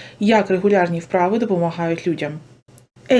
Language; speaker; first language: Ukrainian; native; Ukrainian